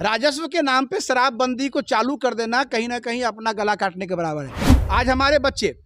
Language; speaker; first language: Hindi; native; Hindi